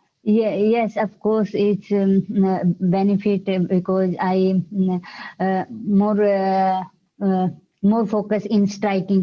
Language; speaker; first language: English; non-native, learner; Hindi